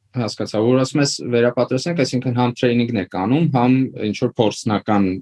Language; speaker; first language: Armenian; native; Armenian